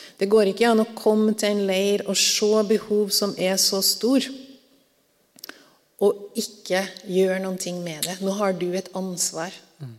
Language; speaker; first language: Norwegian; native; Norwegian